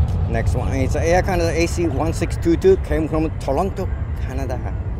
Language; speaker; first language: English; non-native, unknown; Japanese